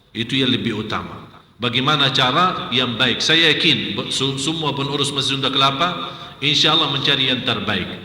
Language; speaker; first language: Malay; non-native, fluent; Arabic